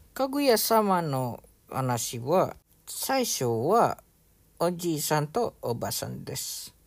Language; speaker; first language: Japanese; non-native, learner; Indonesian